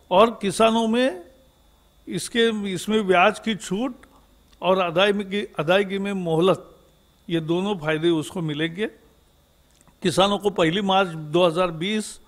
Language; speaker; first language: Hindi; non-native, local second language; Marathi